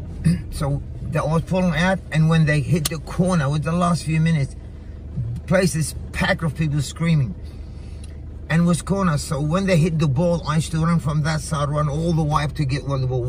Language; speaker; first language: English; non-native, fluent; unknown